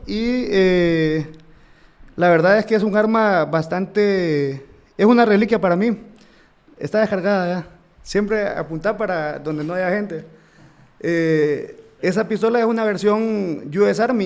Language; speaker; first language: Spanish; native; Spanish